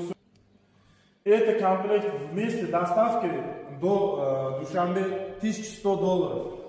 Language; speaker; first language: Russian; non-native, fluent; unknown